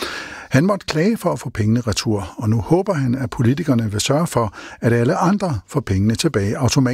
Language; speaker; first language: Danish; native; Danish